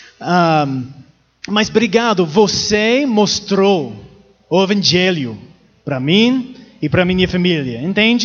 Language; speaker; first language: Portuguese; non-native, learner; English